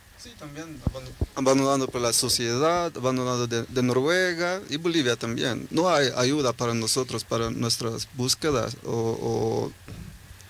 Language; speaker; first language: Spanish; early bilingual, heritage; Norwegian